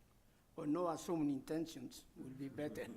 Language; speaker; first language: English; non-native, fluent; Spanish